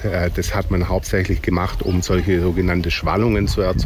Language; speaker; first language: German; native; German